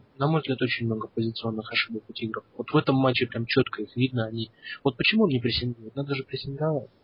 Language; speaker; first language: Russian; early bilingual, heritage; Russian